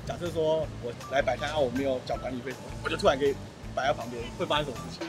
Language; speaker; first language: Chinese; native; Chinese